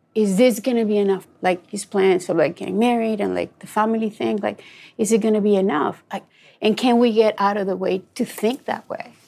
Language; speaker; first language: English; non-native, fluent; Spanish